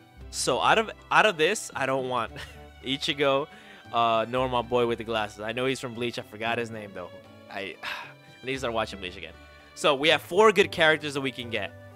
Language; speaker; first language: English; early bilingual, other home language; Spanish